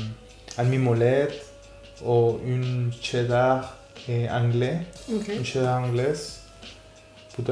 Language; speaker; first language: French; non-native, fluent; Spanish